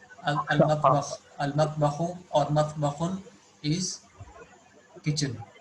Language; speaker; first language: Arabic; non-native, fluent; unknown